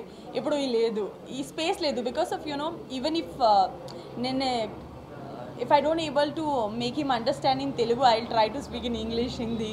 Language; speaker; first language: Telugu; non-native, learner; Gujarati